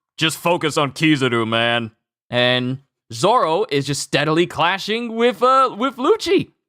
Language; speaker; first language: English; native; English